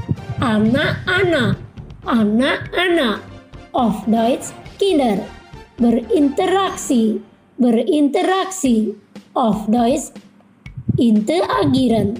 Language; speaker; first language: German; non-native, fluent; Indonesian